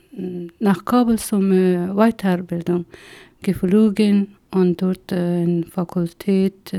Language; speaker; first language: German; non-native, learner; Persian